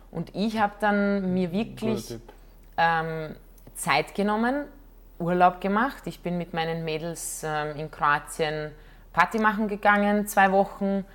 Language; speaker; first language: German; non-native, fluent; Croatian